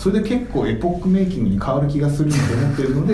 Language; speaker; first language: Japanese; native; Japanese